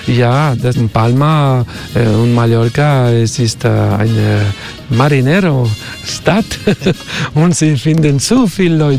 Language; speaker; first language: German; non-native, learner; Spanish